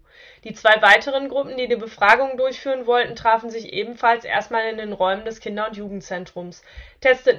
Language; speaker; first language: German; native; German